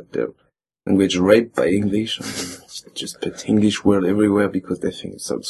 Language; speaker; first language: English; non-native, fluent; French